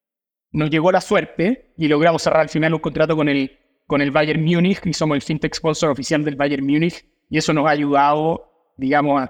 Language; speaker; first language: Spanish; native; Spanish